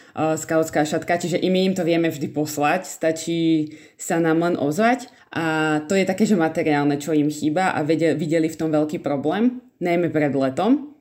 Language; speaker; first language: Slovak; native; Slovak